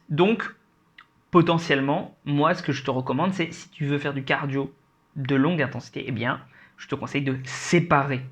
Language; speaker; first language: French; native; French